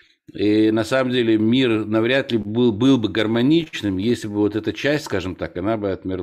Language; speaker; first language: Russian; native; Russian